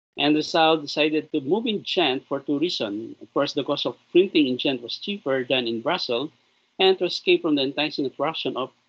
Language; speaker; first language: English; non-native, local second language; Filipino